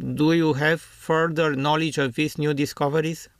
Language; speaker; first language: English; non-native, fluent; Romanian